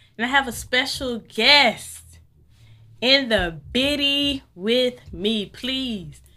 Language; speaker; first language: English; native; English